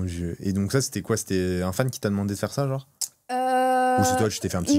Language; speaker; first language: French; native; French